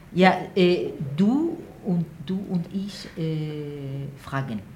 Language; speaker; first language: German; non-native, learner; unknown